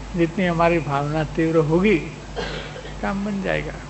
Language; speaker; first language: Hindi; non-native, local second language; Gujarati